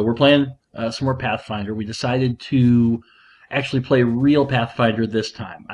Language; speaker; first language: English; native; English